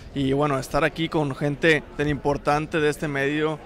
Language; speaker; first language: Spanish; native; Spanish